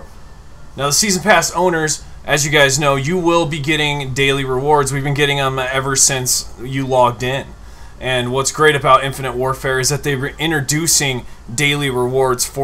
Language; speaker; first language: English; native; English